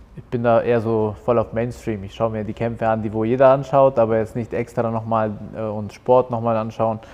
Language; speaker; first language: German; early bilingual, other home language; Albanian